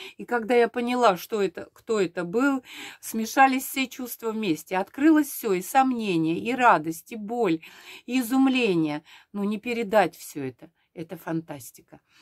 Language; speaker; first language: Russian; native; Russian